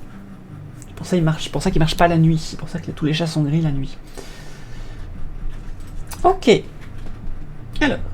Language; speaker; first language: French; native; French